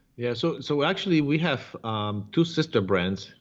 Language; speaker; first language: English; non-native, fluent; Polish